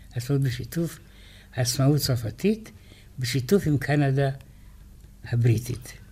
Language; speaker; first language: Hebrew; native; Hebrew